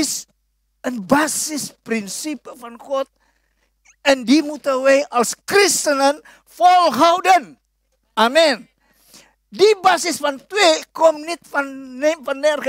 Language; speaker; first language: Dutch; non-native, fluent; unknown